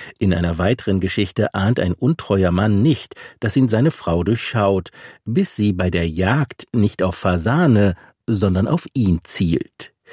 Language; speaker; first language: German; native; German